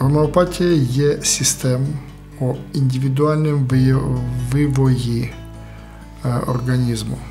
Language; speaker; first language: Czech; non-native, fluent; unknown